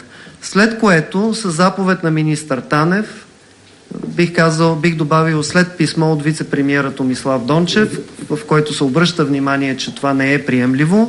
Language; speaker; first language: Bulgarian; native; Bulgarian